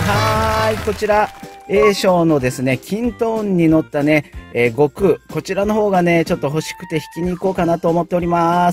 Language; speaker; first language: Japanese; native; Japanese